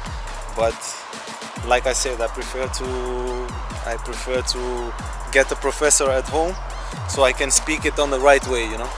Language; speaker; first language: English; non-native, learner; Portuguese